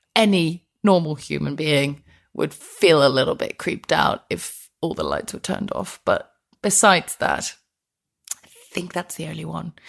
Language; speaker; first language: English; non-native, fluent; Icelandic